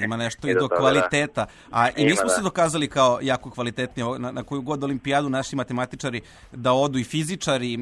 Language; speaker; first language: Serbian; native; Serbian